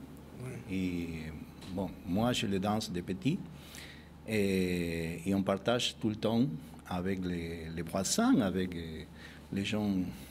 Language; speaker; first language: French; non-native, fluent; Spanish